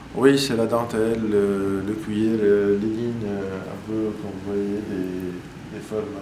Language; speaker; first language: French; non-native, local second language; Arabic